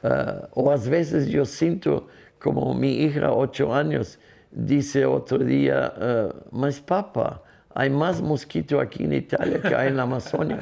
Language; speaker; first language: Spanish; non-native, fluent; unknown